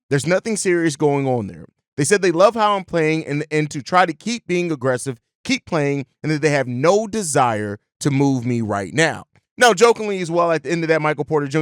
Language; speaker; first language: English; native; English